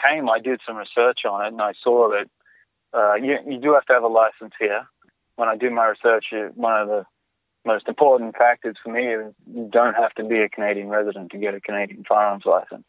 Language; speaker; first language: English; native; English